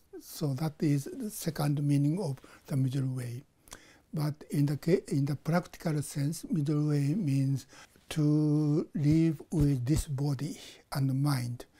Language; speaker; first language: English; non-native, fluent; Japanese